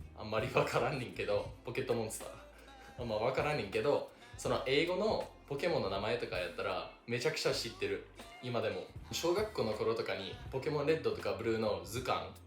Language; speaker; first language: Japanese; non-native, fluent; English